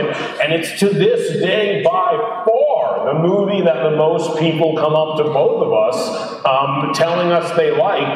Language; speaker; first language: English; native; English